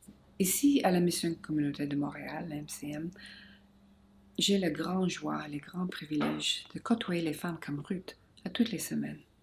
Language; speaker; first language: French; non-native, local second language; English